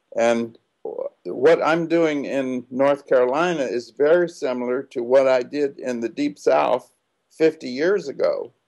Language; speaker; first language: English; native; English